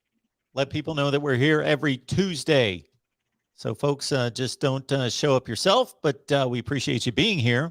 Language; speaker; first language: English; native; English